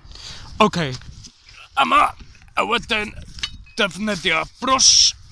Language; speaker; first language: Welsh; non-native, learner; English